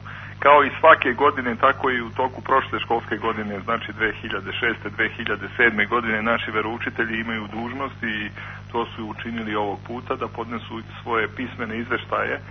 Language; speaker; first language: Croatian; native; Croatian